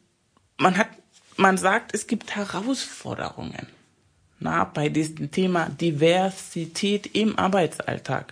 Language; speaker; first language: German; non-native, fluent; Spanish